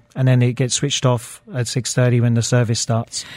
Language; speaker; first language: English; native; English